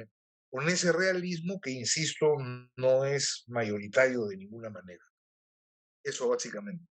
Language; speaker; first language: Spanish; native; Spanish